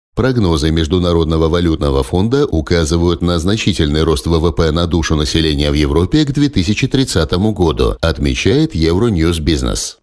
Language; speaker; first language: Russian; native; Russian